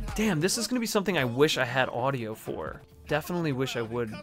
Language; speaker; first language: English; native; English